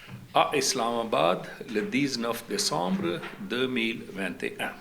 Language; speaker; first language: French; non-native, fluent; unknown